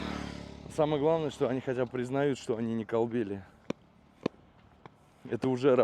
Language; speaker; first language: Russian; native; Russian